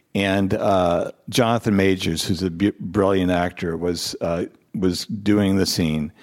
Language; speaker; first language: English; native; English